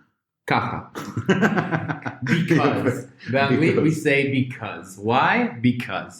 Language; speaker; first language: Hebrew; non-native, fluent; English